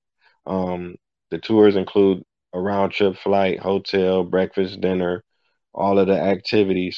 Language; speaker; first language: English; native; English